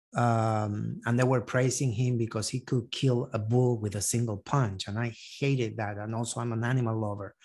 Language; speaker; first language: English; non-native, fluent; Spanish